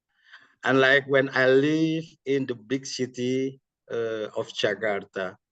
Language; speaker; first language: English; non-native, learner; Indonesian